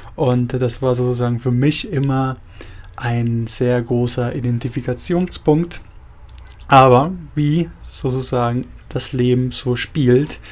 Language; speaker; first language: German; early bilingual, other home language; Spanish